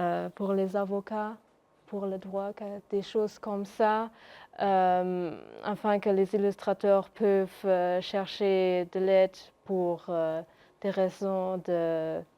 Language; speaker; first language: French; non-native, local second language; Luxembourgish